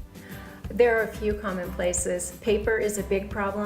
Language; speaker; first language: English; native; English